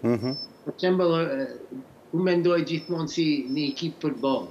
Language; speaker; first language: Albanian; early bilingual, heritage; English